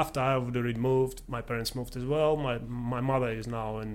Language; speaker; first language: English; non-native, fluent; Latvian